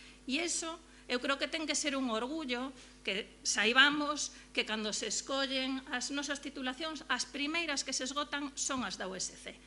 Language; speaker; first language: Galician; native; Galician